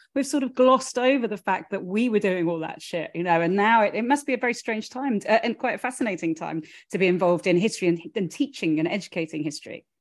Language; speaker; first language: English; early bilingual, other home language; Hindi